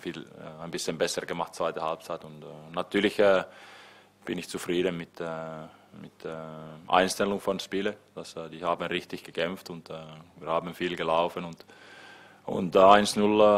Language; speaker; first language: German; non-native, fluent; Finnish